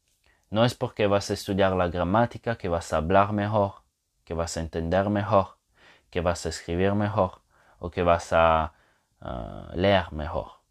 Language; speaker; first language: Spanish; non-native, fluent; French